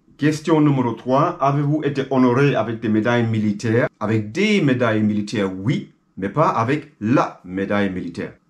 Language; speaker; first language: French; non-native, fluent; German